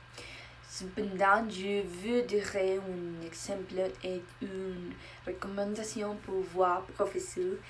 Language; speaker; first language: French; non-native, learner; Spanish